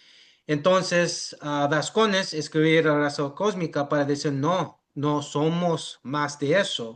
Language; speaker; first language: Spanish; early bilingual, heritage; English